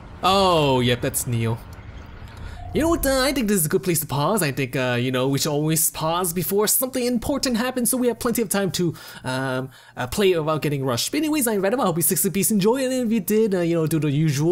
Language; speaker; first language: English; native; English